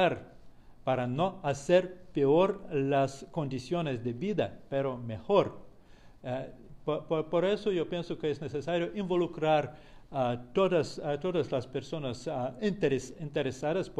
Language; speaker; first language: Spanish; non-native, fluent; Russian